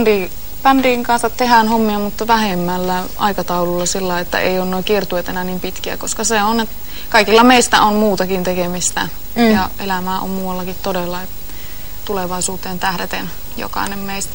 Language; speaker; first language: Finnish; native; Finnish